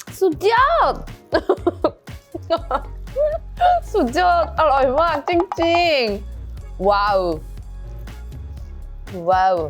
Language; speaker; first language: Thai; non-native, learner; Korean